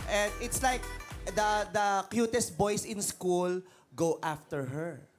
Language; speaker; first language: English; non-native, local second language; Filipino